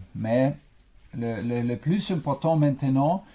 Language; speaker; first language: French; non-native, fluent; German